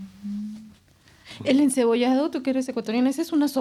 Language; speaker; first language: Spanish; native; Spanish